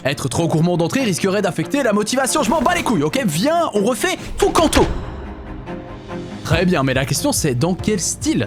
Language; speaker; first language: French; native; French